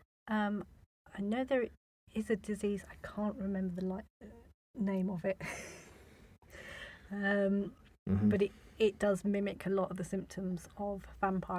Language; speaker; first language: English; native; English